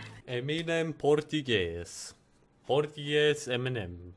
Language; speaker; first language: Portuguese; non-native, learner; English